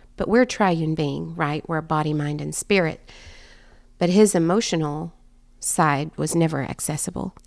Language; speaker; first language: English; native; English